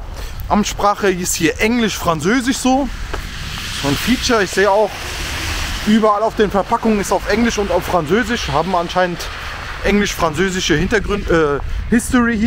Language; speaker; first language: German; native; German